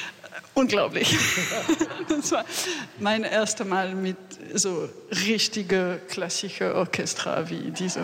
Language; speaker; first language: German; non-native, learner; French